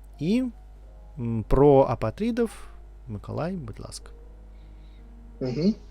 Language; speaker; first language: Ukrainian; non-native, learner; Russian